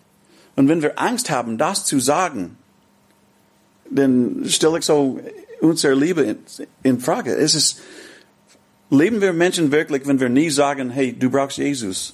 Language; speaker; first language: German; non-native, fluent; English